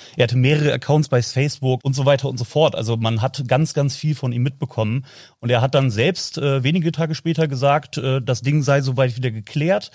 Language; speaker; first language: German; native; German